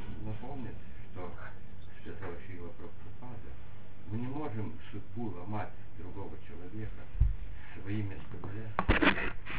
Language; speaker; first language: Russian; non-native, fluent; Lithuanian